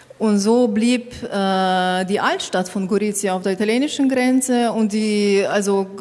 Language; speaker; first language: German; non-native, fluent; Slovenian